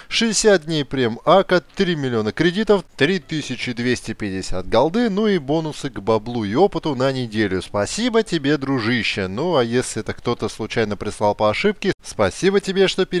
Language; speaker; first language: Russian; native; Russian